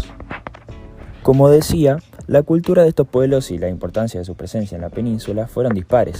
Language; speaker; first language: Spanish; native; Spanish